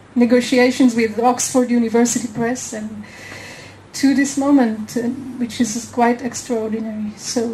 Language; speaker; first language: English; non-native, fluent; Hebrew